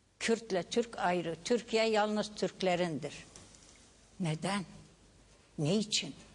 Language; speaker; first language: Turkish; non-native, local second language; Kurdish